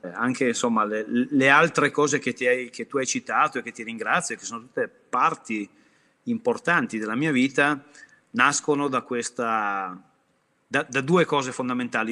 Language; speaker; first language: Italian; native; Italian